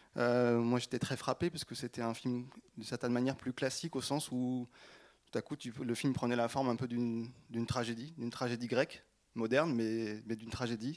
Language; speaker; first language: French; native; French